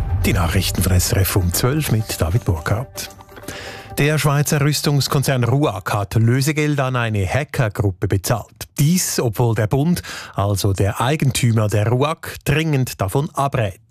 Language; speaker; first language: German; native; German